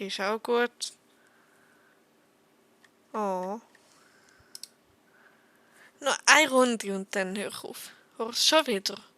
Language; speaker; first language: German; native; German